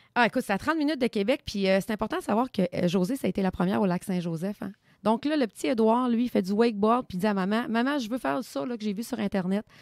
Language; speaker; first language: French; native; French